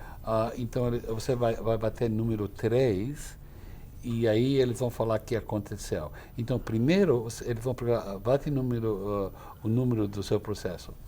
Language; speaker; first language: Portuguese; non-native, fluent; English